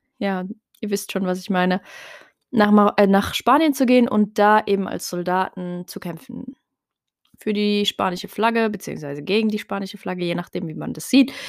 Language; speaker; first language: German; early bilingual, other home language; Riffian